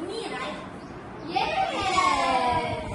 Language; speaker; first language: English; non-native, learner; Malay